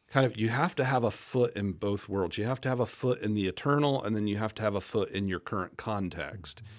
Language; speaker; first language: English; native; English